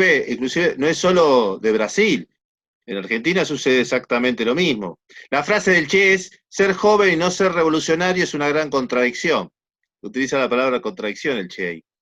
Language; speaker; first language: Spanish; native; Spanish